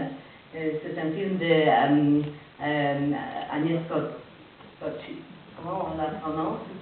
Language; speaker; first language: French; non-native, fluent; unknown